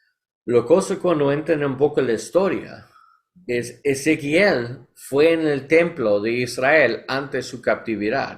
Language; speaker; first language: Spanish; non-native, learner; English